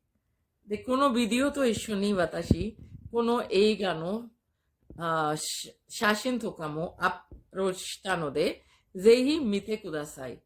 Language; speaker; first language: Japanese; non-native, fluent; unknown